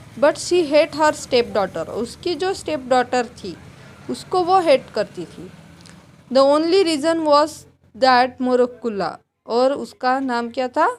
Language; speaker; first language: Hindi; non-native, local second language; Marathi